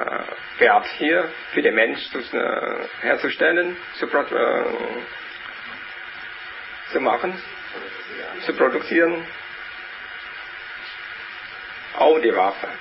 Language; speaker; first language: German; non-native, learner; Vietnamese